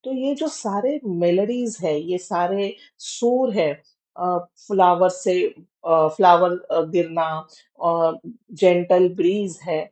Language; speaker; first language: Hindi; non-native, local second language; Marathi